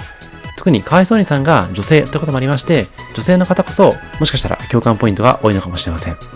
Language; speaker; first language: Japanese; native; Japanese